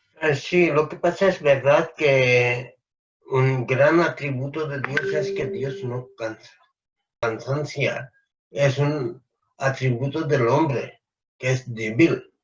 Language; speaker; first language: Spanish; non-native, fluent; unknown